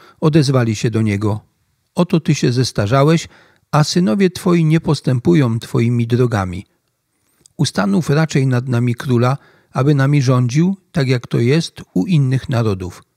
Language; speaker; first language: Polish; native; Polish